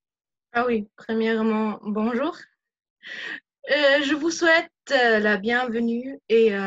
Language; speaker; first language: French; non-native, fluent; German